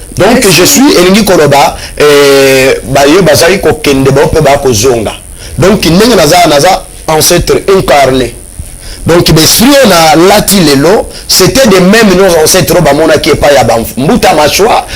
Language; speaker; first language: Lingala; non-native, local second language; Kongo